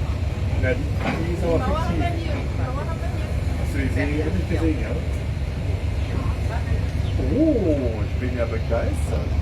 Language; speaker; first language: German; native; German